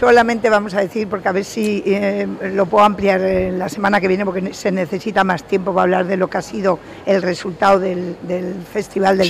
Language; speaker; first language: Spanish; native; Spanish